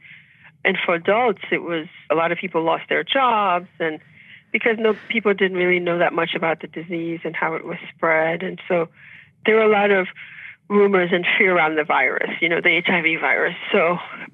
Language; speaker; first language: English; early bilingual, other home language; Haitian Creole